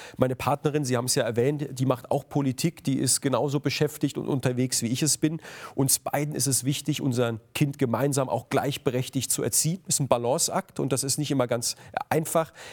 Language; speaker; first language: German; native; German